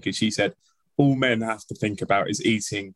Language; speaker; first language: English; native; English